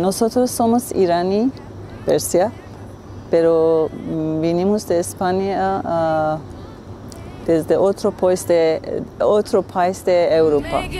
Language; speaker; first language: Spanish; non-native, fluent; Persian